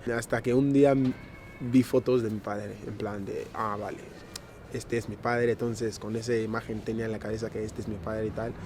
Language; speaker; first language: Spanish; early bilingual, other home language; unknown